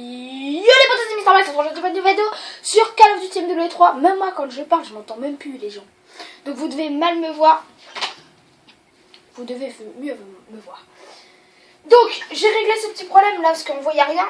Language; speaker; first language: French; native; French